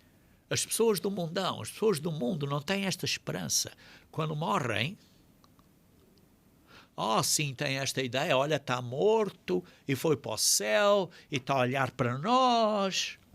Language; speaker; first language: Portuguese; native; Portuguese